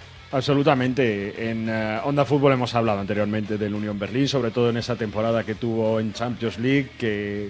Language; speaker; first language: Spanish; native; Spanish